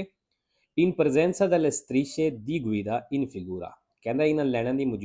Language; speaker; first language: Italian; non-native, fluent; Punjabi